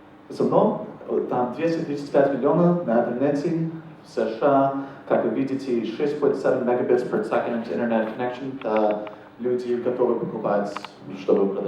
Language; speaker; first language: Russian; non-native, fluent; English